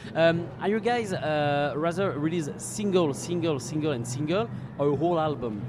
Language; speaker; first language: English; non-native, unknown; French